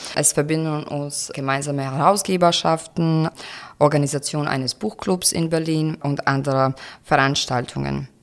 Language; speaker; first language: German; non-native, fluent; Croatian